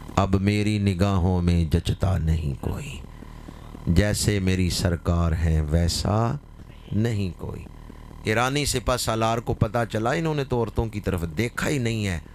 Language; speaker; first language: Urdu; non-native, local second language; Punjabi